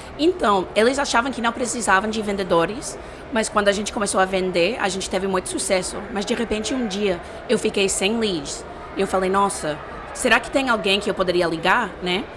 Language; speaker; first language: Portuguese; non-native, fluent; English